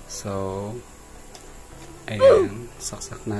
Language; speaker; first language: Filipino; native; Filipino